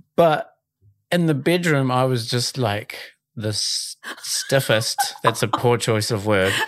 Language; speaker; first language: English; native; English